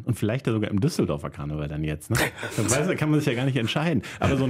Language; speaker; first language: German; native; German